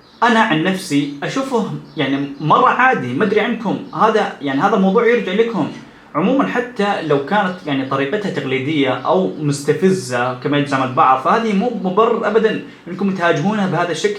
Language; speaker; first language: Arabic; native; Arabic